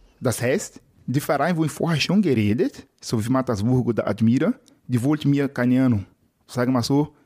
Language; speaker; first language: German; non-native, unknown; Portuguese